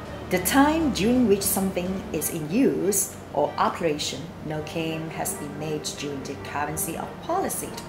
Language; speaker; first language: English; non-native, local second language; Cantonese